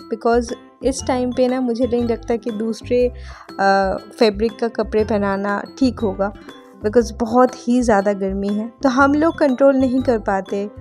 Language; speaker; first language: Hindi; non-native, local second language; Bangla